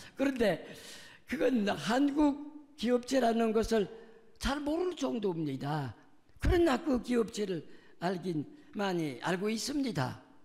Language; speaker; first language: Korean; non-native, fluent; French